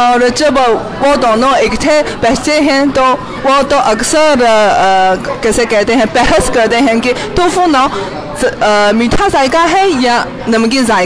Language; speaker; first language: Hindi; non-native, fluent; Chinese